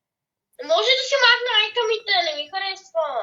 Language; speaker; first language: Bulgarian; native; Bulgarian